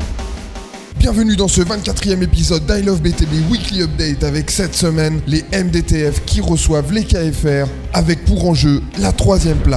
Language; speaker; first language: French; native; French